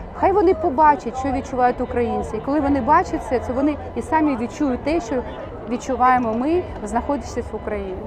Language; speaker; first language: Ukrainian; native; Ukrainian